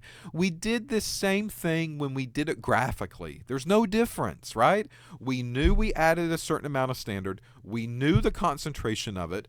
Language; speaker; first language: English; native; English